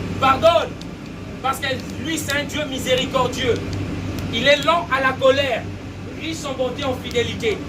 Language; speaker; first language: French; non-native, local second language; Lingala